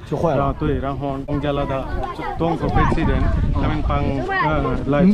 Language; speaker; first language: Chinese; non-native, learner; Bangla